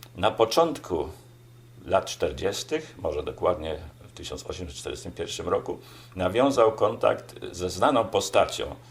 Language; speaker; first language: Polish; native; Polish